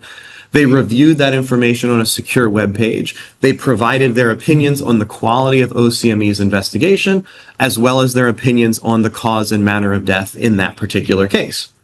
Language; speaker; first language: English; native; English